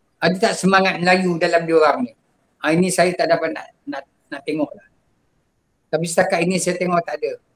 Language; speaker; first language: Malay; non-native, local second language; Javanese